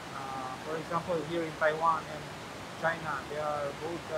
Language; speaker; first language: English; non-native, local second language; Filipino